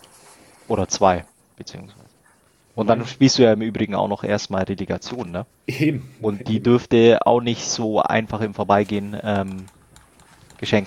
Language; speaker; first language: German; native; German